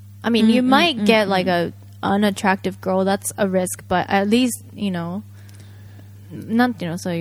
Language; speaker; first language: English; non-native, fluent; Japanese